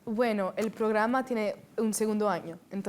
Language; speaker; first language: Spanish; early bilingual, heritage; Spanish